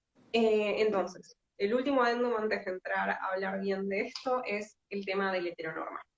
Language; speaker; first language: Spanish; native; Spanish